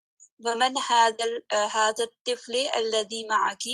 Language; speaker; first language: Arabic; non-native, learner; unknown